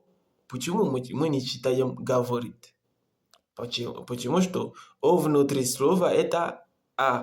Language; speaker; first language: Russian; non-native, learner; Comorian